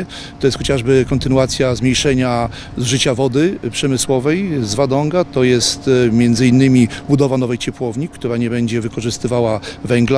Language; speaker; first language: Polish; native; Polish